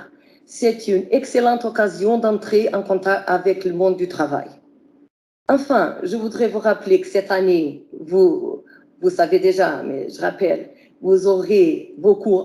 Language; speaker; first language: French; non-native, fluent; Portuguese